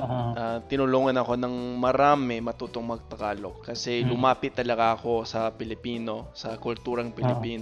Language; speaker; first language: Filipino; non-native, fluent; English